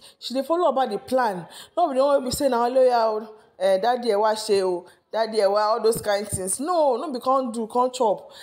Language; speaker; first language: Nigerian Pidgin; non-native, local second language; Yoruba